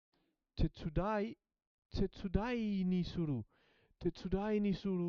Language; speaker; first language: Japanese; non-native, learner; German